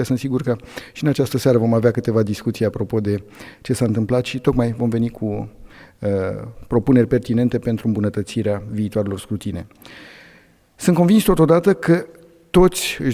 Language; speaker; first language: Romanian; native; Romanian